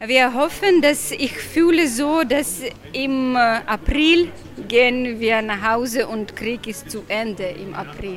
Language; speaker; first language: German; non-native, learner; Ukrainian